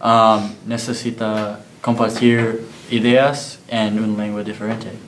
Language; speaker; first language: Spanish; non-native, learner; English